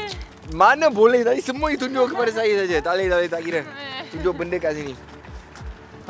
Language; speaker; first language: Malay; non-native, local second language; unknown